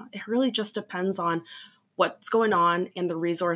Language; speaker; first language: English; native; English